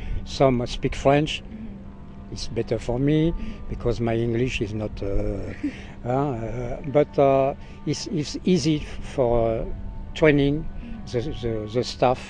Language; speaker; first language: English; non-native, learner; French